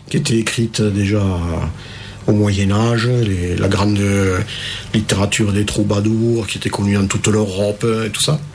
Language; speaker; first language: French; native; French